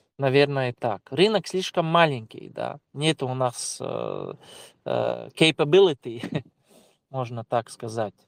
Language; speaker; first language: Russian; non-native, local second language; Latvian